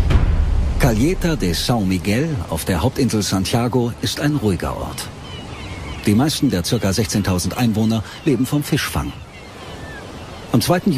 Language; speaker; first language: German; native; German